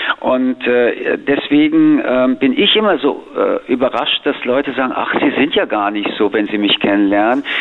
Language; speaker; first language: German; early bilingual, other home language; French